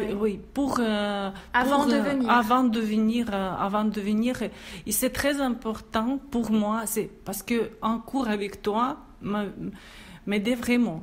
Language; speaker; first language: French; non-native, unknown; Russian